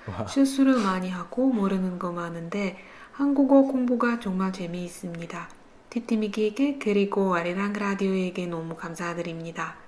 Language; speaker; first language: Korean; non-native, learner; Czech